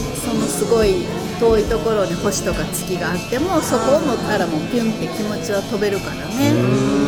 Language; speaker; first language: Japanese; native; Japanese